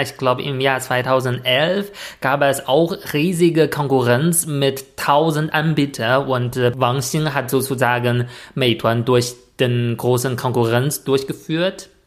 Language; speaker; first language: German; non-native, fluent; Chinese